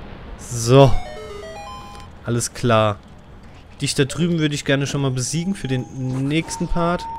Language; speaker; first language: German; native; German